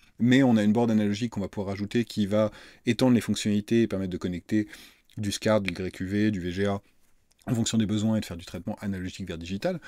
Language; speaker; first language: French; native; French